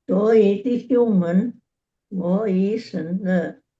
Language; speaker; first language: Chinese; non-native, learner; Indonesian